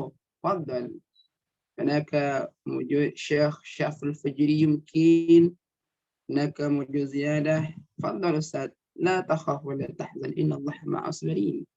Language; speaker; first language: Arabic; non-native, fluent; Indonesian